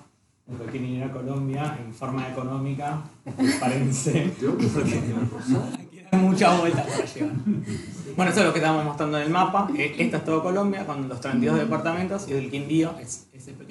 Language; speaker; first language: Spanish; native; Spanish